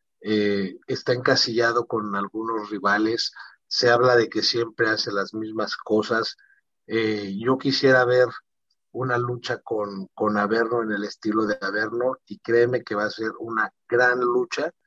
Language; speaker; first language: Spanish; native; Spanish